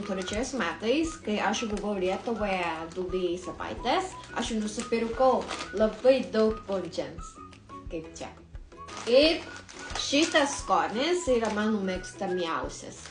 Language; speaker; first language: Lithuanian; non-native, learner; Japanese